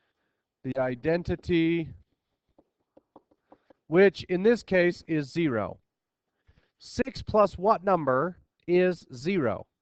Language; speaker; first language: English; native; English